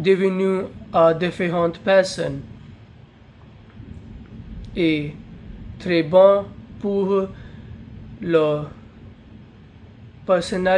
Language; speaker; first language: French; non-native, learner; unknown